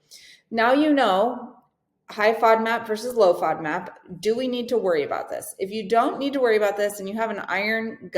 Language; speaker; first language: English; native; English